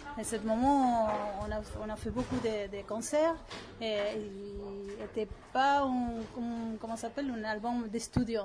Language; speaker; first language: French; non-native, learner; Spanish